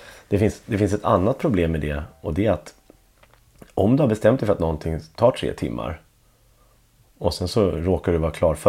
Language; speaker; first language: Swedish; native; Swedish